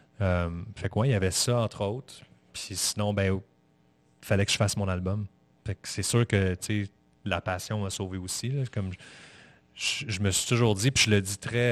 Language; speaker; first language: French; native; French